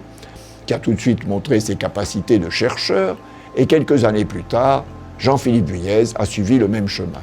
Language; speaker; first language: French; native; French